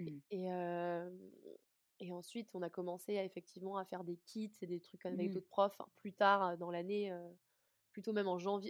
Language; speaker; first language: French; native; French